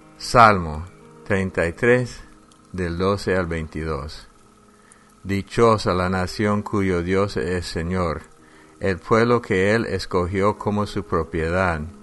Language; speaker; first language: Spanish; non-native, fluent; English